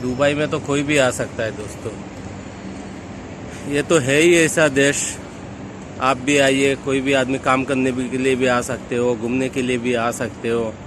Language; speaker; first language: Hindi; non-native, local second language; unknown